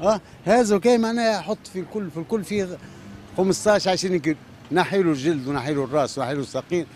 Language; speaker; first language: Arabic; native; Arabic